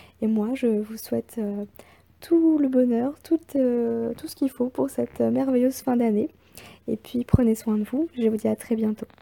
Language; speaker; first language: French; native; French